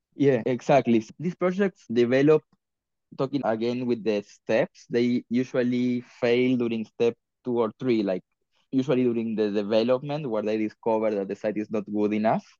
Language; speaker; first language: English; non-native, fluent; Spanish